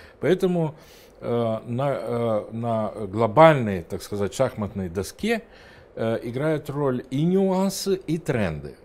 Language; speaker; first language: Russian; non-native, local second language; Romanian